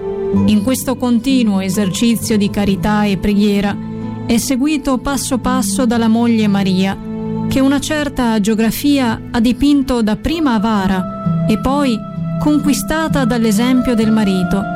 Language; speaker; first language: Italian; native; Italian